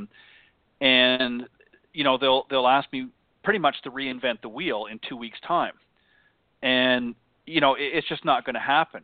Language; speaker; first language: English; native; English